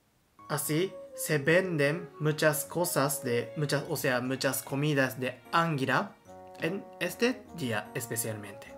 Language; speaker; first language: Spanish; non-native, learner; Japanese